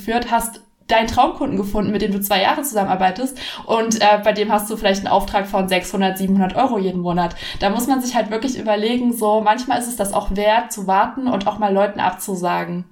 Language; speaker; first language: German; native; German